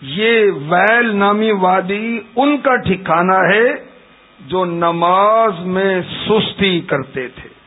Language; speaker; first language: Urdu; native; Urdu